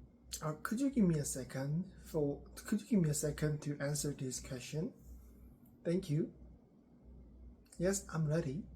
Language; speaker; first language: English; non-native, learner; Korean